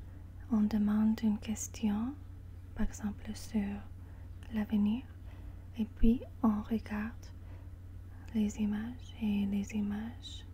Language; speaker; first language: French; non-native, learner; English